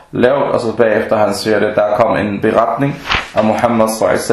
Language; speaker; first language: Danish; early bilingual, other home language; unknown